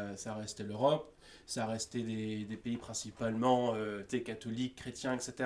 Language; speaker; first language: French; native; French